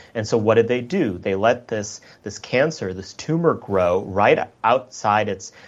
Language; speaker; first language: English; native; English